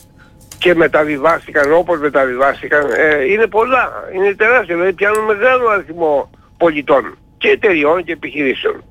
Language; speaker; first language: Greek; native; Greek